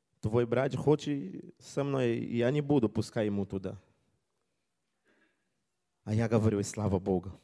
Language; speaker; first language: Russian; non-native, learner; Portuguese